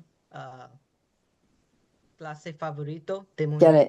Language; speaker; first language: Spanish; non-native, learner; English